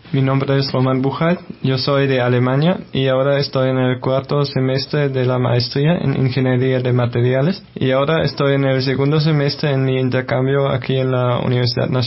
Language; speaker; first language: Spanish; non-native, fluent; German